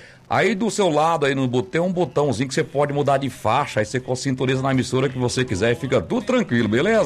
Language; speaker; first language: Portuguese; native; Portuguese